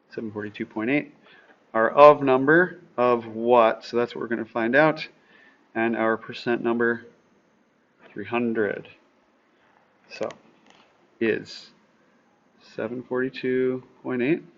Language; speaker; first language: English; native; English